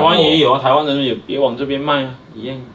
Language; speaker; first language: Chinese; native; Chinese